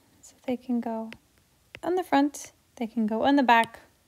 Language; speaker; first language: English; native; English